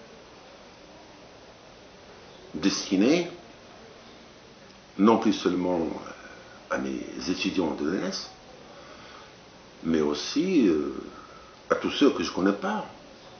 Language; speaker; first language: French; non-native, local second language; Arabic